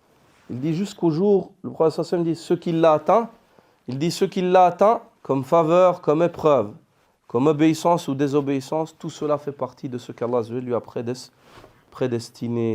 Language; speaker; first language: French; native; French